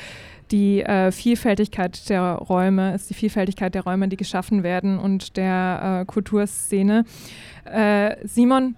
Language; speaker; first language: German; native; German